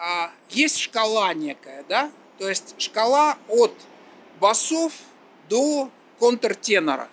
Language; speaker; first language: Russian; native; Russian